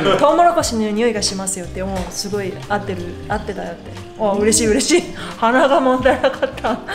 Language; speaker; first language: Japanese; non-native, fluent; Chinese